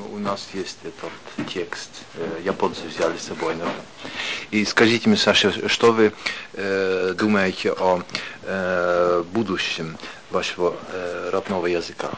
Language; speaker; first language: Russian; non-native, fluent; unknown